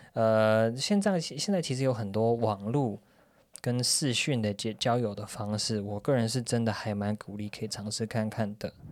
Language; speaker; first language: Chinese; early bilingual, heritage; Chinese